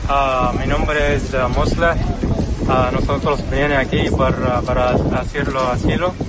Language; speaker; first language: Spanish; non-native, learner; Arabic